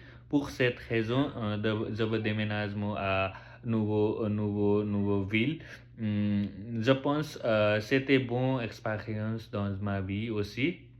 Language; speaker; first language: French; non-native, learner; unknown